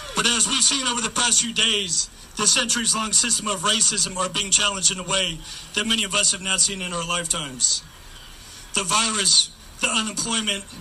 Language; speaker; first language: English; native; English